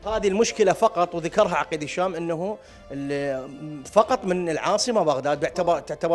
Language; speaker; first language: Arabic; native; Arabic